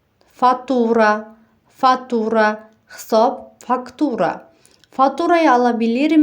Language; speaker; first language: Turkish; non-native, fluent; Uzbek